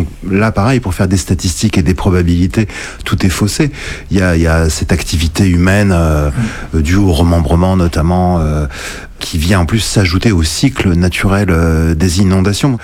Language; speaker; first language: French; native; French